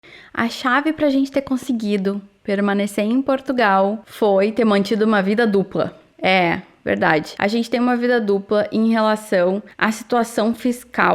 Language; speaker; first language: Portuguese; native; Portuguese